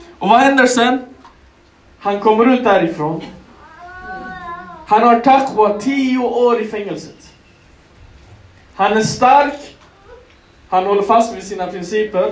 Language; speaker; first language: Swedish; non-native, local second language; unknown